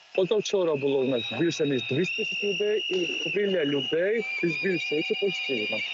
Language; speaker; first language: Ukrainian; non-native, fluent; Georgian